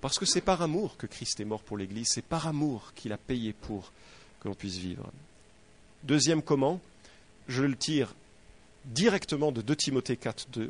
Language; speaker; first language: French; native; French